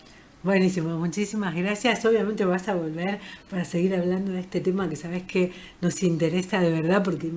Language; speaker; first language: Spanish; native; Spanish